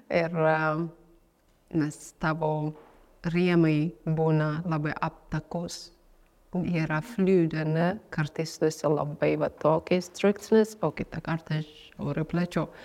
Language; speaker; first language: Lithuanian; non-native, fluent; Amharic